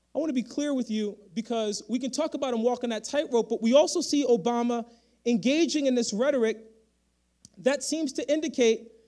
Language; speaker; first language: English; native; English